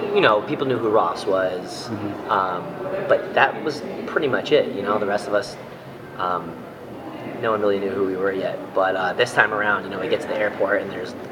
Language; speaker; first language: English; native; English